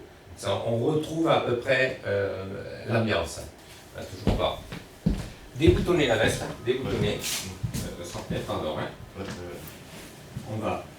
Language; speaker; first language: French; native; French